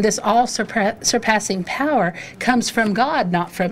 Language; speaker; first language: English; native; English